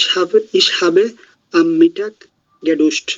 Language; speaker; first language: German; non-native, learner; Bangla